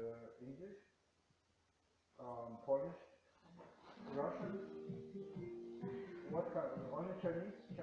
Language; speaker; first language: English; non-native, learner; Polish